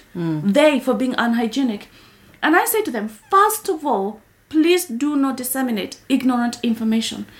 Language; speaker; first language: English; non-native, local second language; Kikuyu